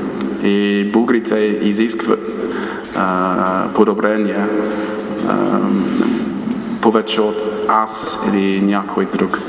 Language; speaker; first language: Bulgarian; non-native, fluent; English